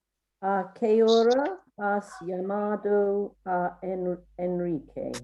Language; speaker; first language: Spanish; non-native, learner; English